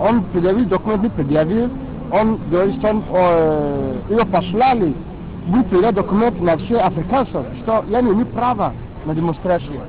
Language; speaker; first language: Russian; non-native, learner; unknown